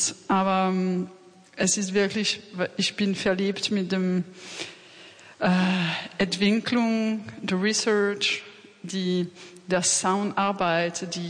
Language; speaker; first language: German; non-native, learner; French